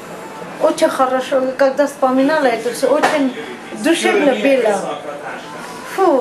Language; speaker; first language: Russian; non-native, learner; Armenian